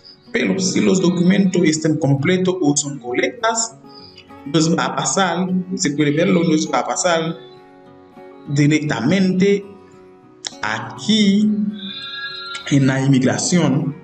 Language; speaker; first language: Spanish; non-native, learner; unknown